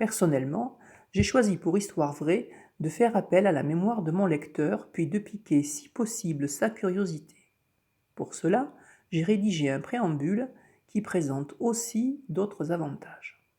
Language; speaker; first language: French; native; French